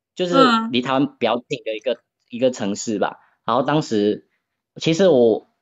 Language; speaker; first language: Chinese; native; Chinese